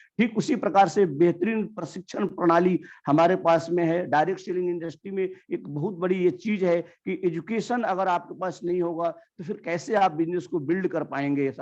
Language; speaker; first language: Hindi; native; Hindi